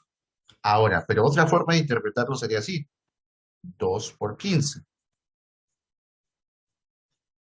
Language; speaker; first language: Spanish; native; Spanish